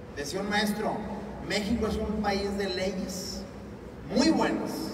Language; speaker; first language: Spanish; native; Spanish